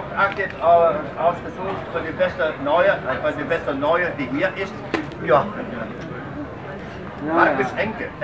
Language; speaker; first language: German; non-native, learner; Dutch